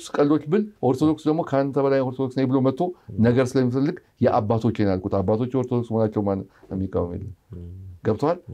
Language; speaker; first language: Amharic; native; Amharic